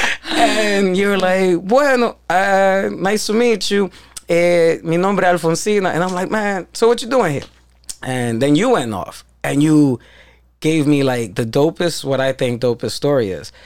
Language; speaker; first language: English; early bilingual, other home language; Spanish